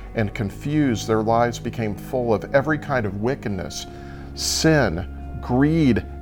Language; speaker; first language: English; native; English